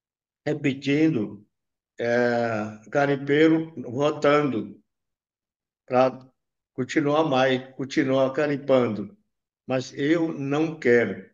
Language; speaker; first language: Portuguese; non-native, local second language; Yanomámi